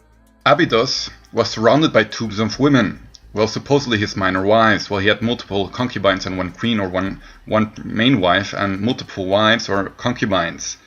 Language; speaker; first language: English; non-native, fluent; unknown